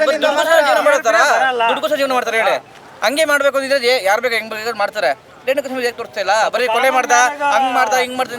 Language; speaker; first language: Kannada; native; Kannada